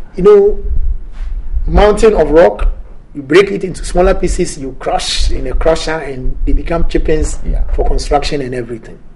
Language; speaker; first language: English; non-native, local second language; Akan